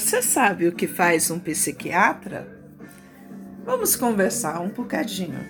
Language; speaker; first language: Portuguese; native; Portuguese